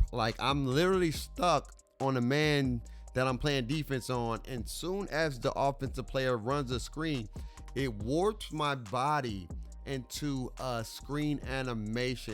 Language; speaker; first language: English; native; English